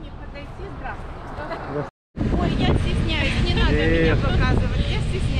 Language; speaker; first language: Russian; native; Russian